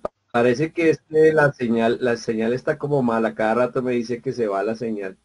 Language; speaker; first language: Spanish; native; Spanish